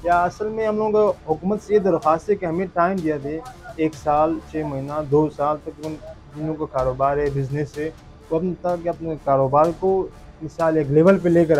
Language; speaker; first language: Hindi; non-native, local second language; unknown